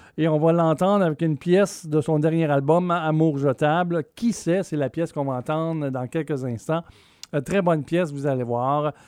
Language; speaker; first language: French; native; French